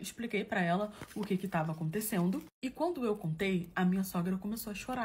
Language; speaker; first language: Portuguese; native; Portuguese